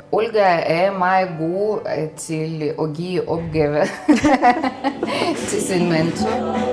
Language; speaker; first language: Danish; non-native, fluent; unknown